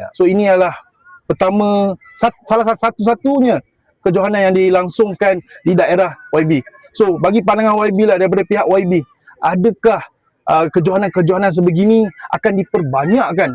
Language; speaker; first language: Malay; native; Malay